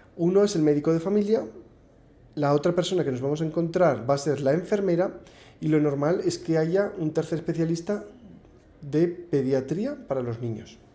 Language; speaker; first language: Spanish; native; Spanish